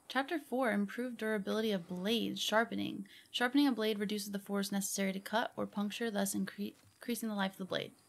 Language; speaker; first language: English; native; English